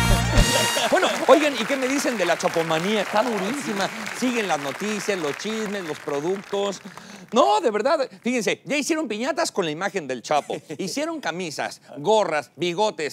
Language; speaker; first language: Spanish; native; Spanish